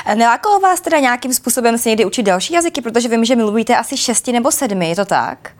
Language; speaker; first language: Czech; native; Czech